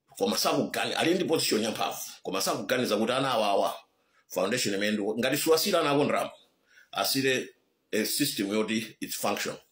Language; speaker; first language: Nyanja; native; Nyanja